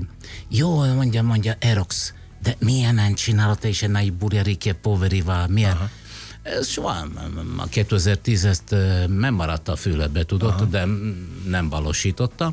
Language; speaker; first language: Hungarian; non-native, fluent; Italian